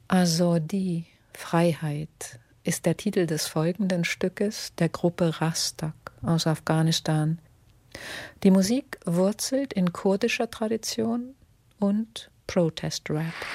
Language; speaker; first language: German; native; German